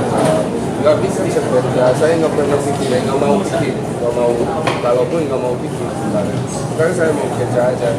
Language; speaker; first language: Indonesian; non-native, learner; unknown